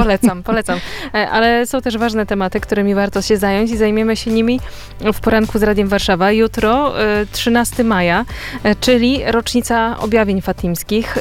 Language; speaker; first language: Polish; native; Polish